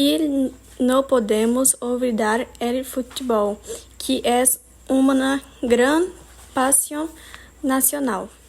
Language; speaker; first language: Spanish; non-native, learner; Portuguese